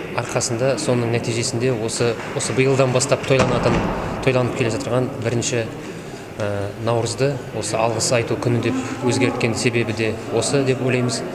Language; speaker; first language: Kazakh; non-native, local second language; Russian